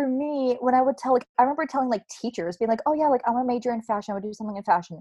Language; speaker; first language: English; native; English